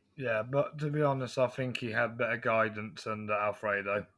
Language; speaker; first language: English; native; English